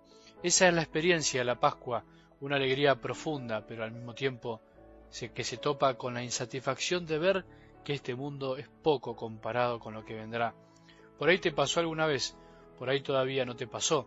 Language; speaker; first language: Spanish; native; Spanish